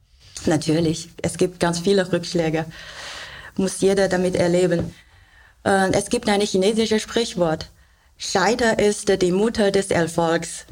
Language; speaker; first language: German; non-native, learner; Chinese